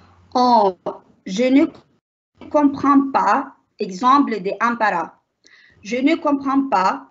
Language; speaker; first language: French; non-native, learner; Arabic